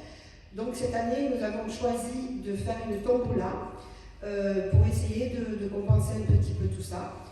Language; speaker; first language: French; native; French